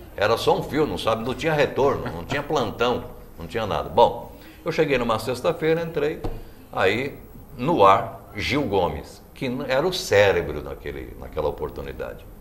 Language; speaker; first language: Portuguese; native; Portuguese